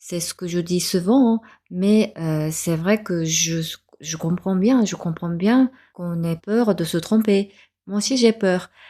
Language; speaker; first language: French; non-native, fluent; Japanese